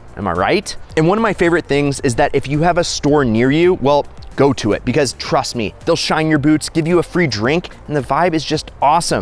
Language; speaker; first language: English; native; English